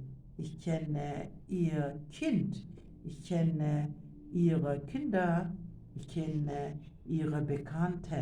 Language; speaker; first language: German; non-native, fluent; Turkish